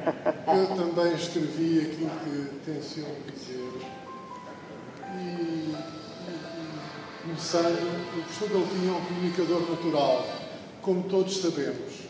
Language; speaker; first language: Portuguese; native; Portuguese